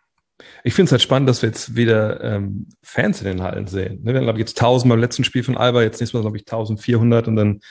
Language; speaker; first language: German; native; German